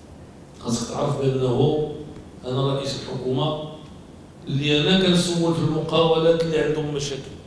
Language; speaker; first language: Arabic; native; Arabic